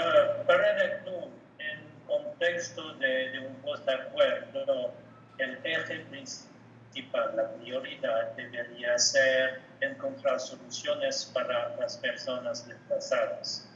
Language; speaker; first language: Spanish; non-native, fluent; French